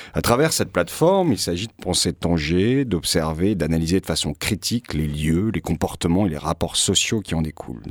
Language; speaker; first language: French; native; French